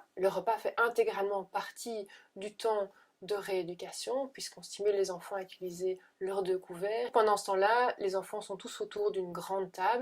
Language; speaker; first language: French; native; French